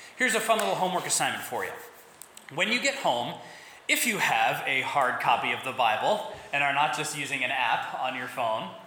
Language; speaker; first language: English; native; English